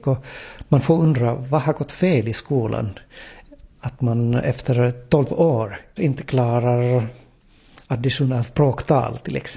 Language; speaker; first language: Swedish; non-native, fluent; Finnish